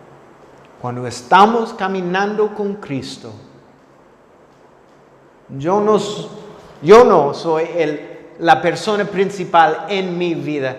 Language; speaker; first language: Spanish; non-native, fluent; English